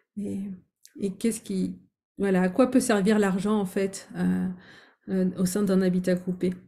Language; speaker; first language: French; native; French